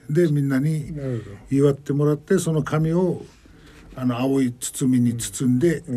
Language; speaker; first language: Japanese; non-native, fluent; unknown